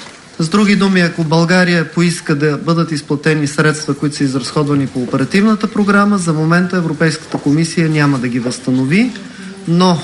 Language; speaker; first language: Bulgarian; native; Bulgarian